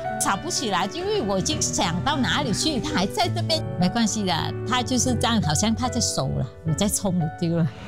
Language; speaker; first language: Chinese; non-native, fluent; Vietnamese